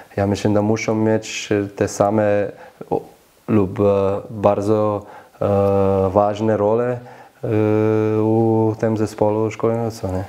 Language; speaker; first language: Polish; non-native, learner; Slovenian